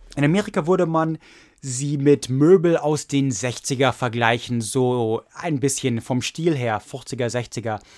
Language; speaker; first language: German; non-native, fluent; English